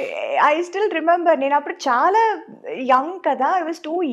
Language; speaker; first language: Telugu; non-native, local second language; Tamil